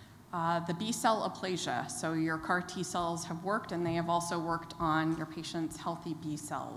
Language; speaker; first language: English; native; English